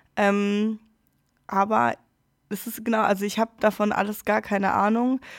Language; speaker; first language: German; native; German